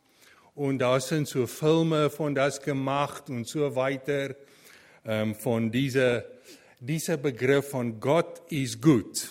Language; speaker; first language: German; non-native, fluent; Afrikaans